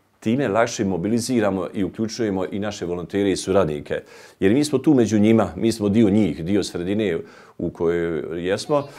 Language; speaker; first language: Croatian; native; Croatian